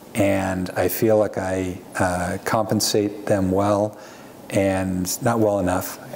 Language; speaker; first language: English; native; English